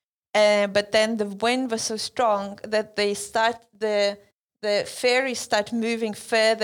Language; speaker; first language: English; non-native, fluent; Lithuanian